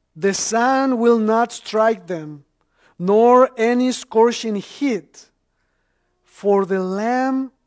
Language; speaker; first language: English; non-native, fluent; Spanish